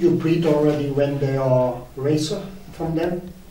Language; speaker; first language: English; non-native, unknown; Dutch